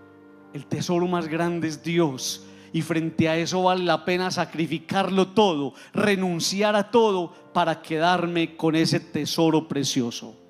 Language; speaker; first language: Spanish; native; Spanish